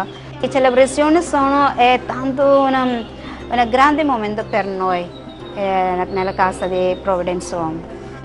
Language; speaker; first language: Italian; non-native, learner; Malayalam